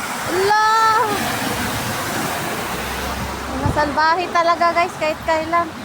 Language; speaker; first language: Filipino; non-native, local second language; Cebuano